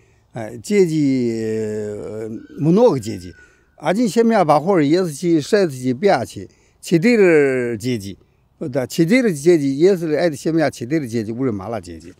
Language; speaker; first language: Russian; non-native, learner; Chinese